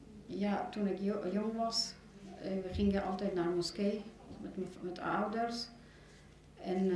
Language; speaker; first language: Dutch; non-native, learner; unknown